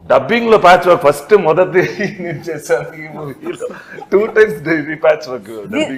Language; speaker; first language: Telugu; non-native, learner; Tamil